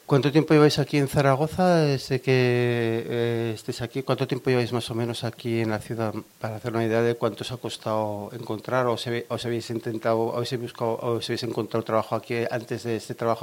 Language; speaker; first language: Spanish; native; Spanish